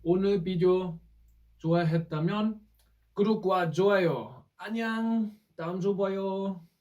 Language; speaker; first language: Korean; non-native, learner; German